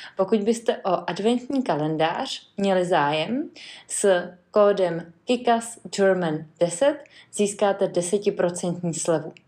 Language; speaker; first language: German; non-native, fluent; Czech